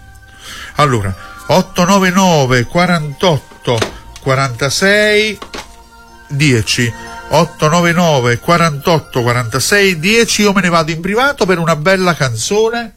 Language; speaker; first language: Italian; native; Italian